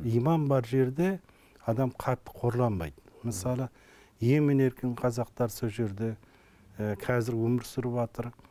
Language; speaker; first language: Kazakh; early bilingual, heritage; Kazakh